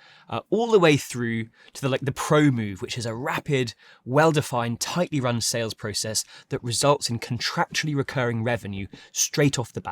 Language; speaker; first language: English; native; English